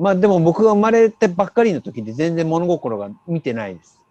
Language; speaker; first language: Japanese; native; Japanese